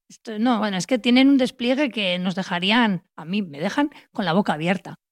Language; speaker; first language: Spanish; native; Spanish